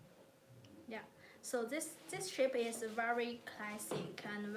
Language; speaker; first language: English; non-native, learner; Chinese